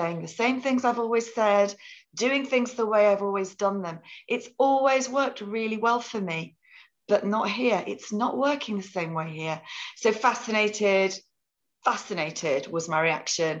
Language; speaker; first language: English; native; English